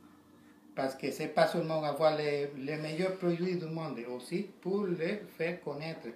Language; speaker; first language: French; non-native, learner; Spanish